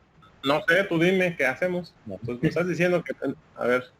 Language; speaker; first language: Spanish; native; Spanish